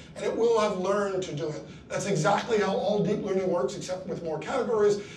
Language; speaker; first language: English; native; English